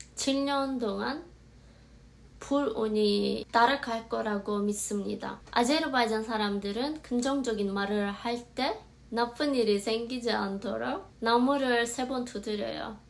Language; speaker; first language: Korean; non-native, fluent; Azerbaijani